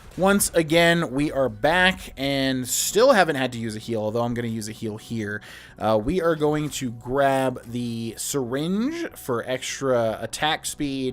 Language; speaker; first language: English; native; English